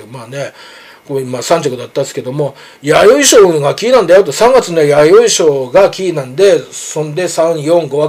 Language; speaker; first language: Japanese; native; Japanese